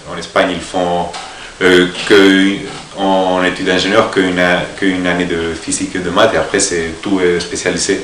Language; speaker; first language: French; non-native, fluent; Spanish